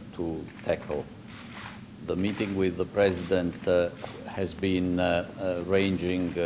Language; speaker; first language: English; non-native, fluent; Italian